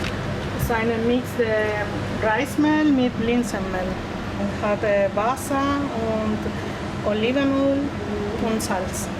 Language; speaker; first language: German; non-native, learner; Spanish